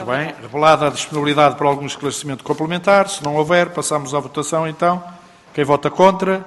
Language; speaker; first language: Portuguese; native; Portuguese